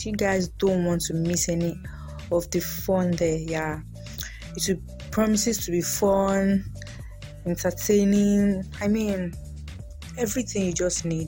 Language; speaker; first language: English; non-native, local second language; Yoruba